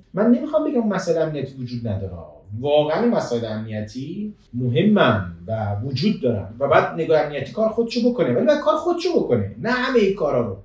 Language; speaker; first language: Persian; native; Persian